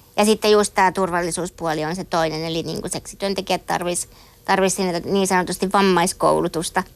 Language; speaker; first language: Finnish; native; Finnish